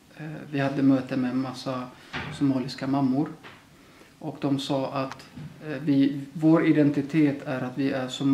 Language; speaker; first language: Swedish; early bilingual, other home language; Somali